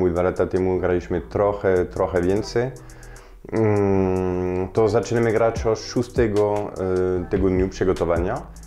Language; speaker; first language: Polish; non-native, fluent; French